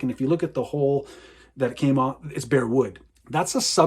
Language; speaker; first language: English; native; English